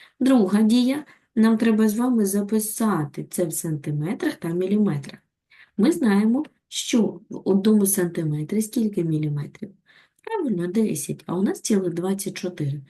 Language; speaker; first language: Ukrainian; native; Ukrainian